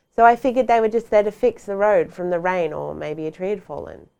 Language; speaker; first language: English; native; English